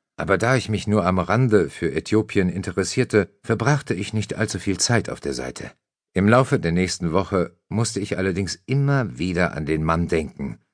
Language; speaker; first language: German; native; German